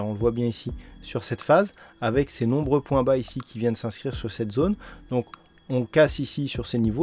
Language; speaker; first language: French; native; French